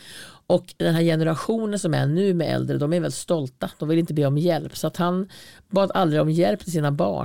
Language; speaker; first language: Swedish; native; Swedish